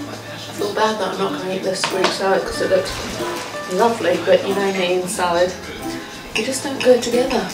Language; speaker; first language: English; native; English